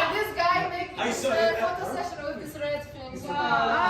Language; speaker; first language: English; non-native, learner; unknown